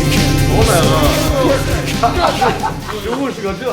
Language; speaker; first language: Chinese; native; Chinese